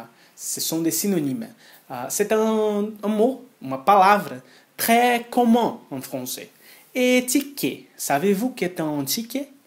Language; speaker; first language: French; non-native, fluent; Portuguese